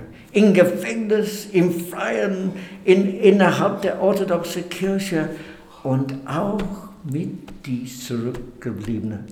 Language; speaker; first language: German; non-native, fluent; English